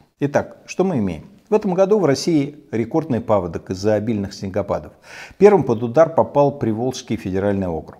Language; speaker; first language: Russian; native; Russian